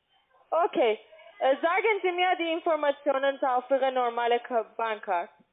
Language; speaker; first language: German; non-native, learner; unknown